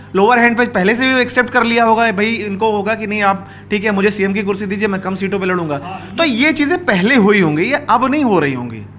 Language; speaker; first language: Hindi; native; Hindi